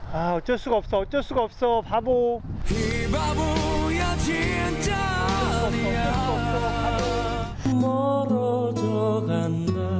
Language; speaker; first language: Korean; native; Korean